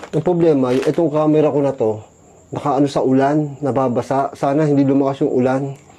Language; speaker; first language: Filipino; native; Filipino